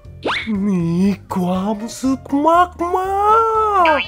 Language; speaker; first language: Thai; non-native, learner; Japanese